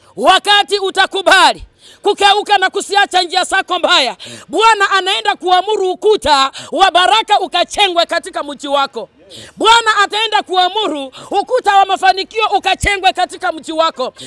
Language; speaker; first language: Swahili; non-native, local second language; Luyia